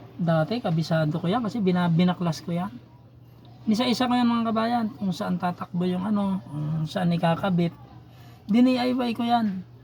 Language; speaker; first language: Filipino; native; Filipino